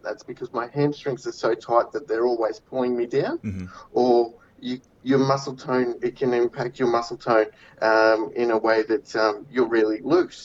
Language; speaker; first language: English; native; English